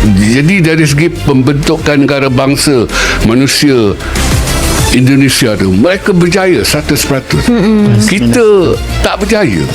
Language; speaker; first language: Malay; native; Malay